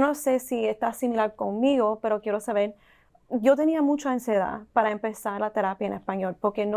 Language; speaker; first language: Spanish; early bilingual, heritage; Spanish